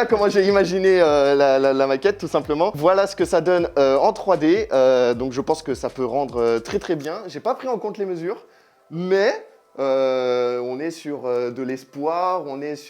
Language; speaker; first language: French; native; French